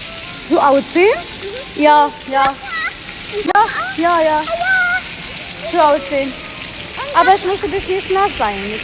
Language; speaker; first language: German; non-native, learner; Arabic